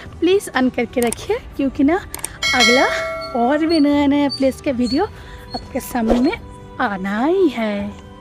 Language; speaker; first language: Hindi; non-native, local second language; Bangla